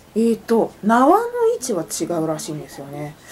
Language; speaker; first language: Japanese; native; Japanese